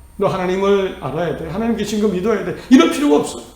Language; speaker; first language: Korean; native; Korean